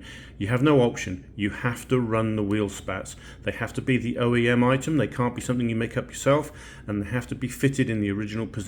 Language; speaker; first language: English; native; English